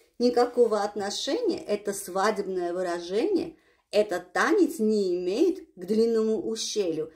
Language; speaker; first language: Russian; non-native, local second language; Armenian